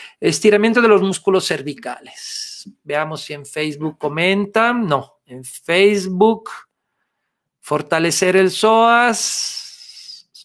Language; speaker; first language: Spanish; non-native, fluent; Italian